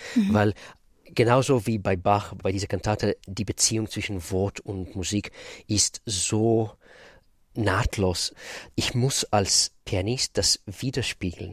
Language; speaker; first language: German; non-native, fluent; Russian